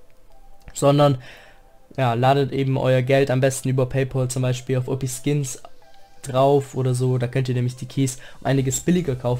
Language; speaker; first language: German; native; German